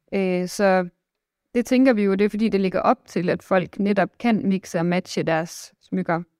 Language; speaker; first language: Danish; native; Danish